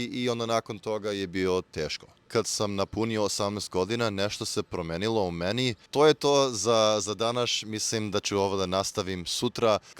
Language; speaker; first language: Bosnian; early bilingual, heritage; Serbian